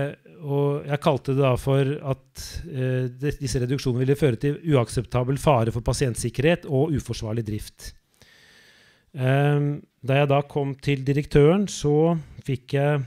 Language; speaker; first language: Norwegian; native; Norwegian